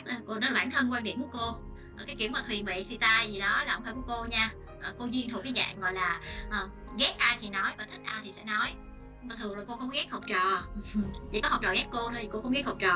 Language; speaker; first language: Vietnamese; native; Vietnamese